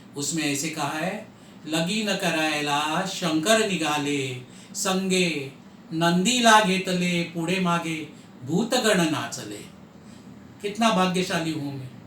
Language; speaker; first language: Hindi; non-native, local second language; Marathi